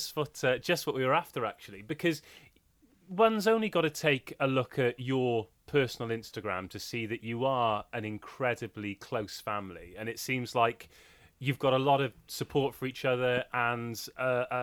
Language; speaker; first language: English; native; English